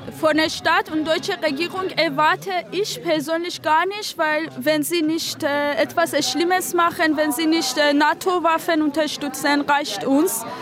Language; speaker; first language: German; non-native, fluent; Persian